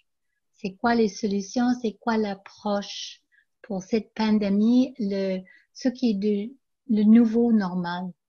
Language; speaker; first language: French; non-native, local second language; English